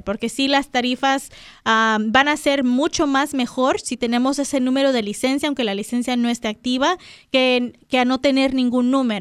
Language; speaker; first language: Spanish; native; Spanish